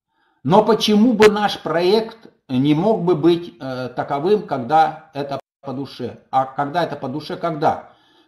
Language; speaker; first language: Russian; native; Russian